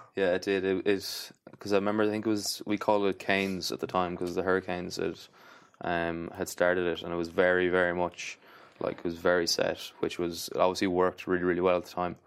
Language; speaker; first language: English; native; English